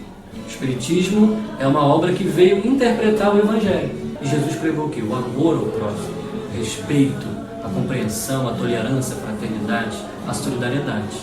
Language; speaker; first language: Portuguese; native; Portuguese